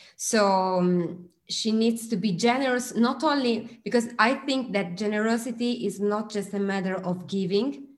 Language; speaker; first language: English; non-native, fluent; Italian